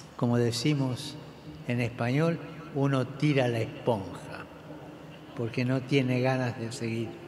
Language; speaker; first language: Spanish; native; Spanish